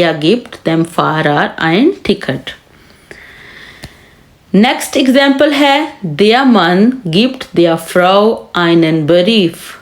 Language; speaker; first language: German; non-native, fluent; Urdu